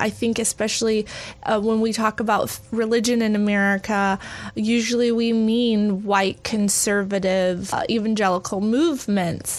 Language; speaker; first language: English; native; English